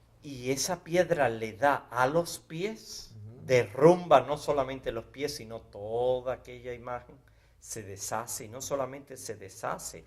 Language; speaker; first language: Spanish; native; Spanish